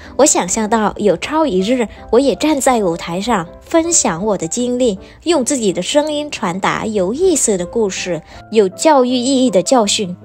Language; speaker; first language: Chinese; non-native, fluent; Vietnamese